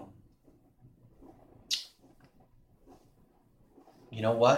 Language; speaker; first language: English; native; English